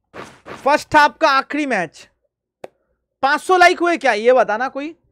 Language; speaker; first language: Hindi; non-native, local second language; Bangla